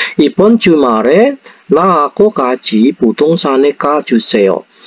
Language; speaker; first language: Korean; non-native, fluent; Indonesian